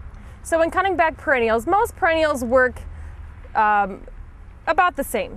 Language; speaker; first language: English; native; English